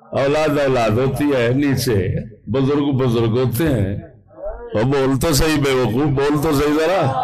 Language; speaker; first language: Urdu; non-native, local second language; Punjabi